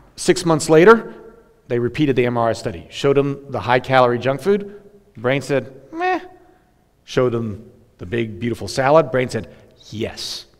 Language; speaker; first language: English; native; English